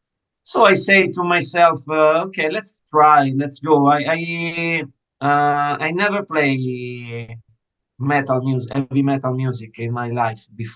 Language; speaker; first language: English; non-native, fluent; Italian